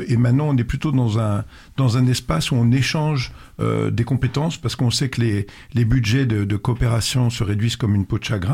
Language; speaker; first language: French; native; French